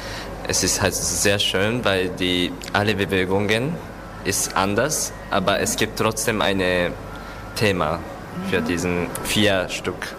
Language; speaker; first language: German; non-native, learner; Japanese